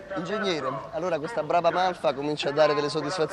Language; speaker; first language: Italian; native; Italian